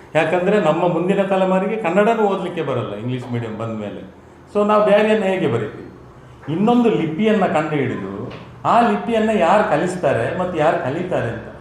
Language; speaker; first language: Kannada; non-native, local second language; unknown